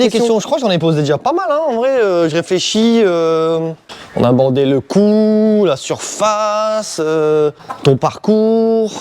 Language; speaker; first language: French; native; French